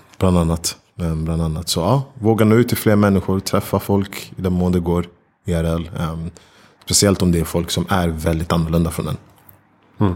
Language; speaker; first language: Swedish; early bilingual, other home language; Ganda